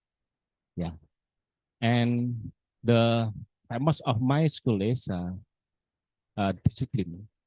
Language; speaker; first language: English; non-native, learner; Indonesian